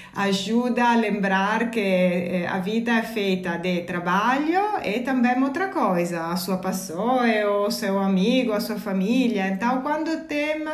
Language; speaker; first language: Portuguese; non-native, fluent; Italian